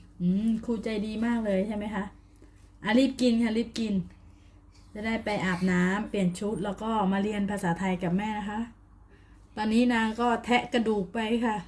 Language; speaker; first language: Thai; native; Thai